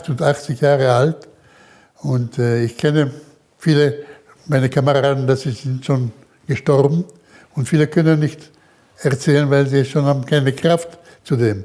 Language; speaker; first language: German; early bilingual, heritage; German